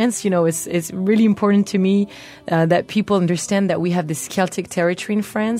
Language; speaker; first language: English; non-native, fluent; French